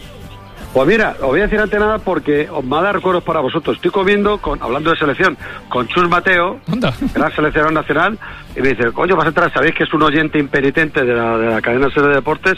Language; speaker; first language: Spanish; native; Spanish